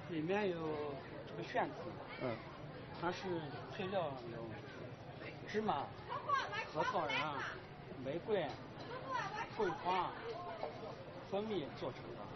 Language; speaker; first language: Chinese; native; Chinese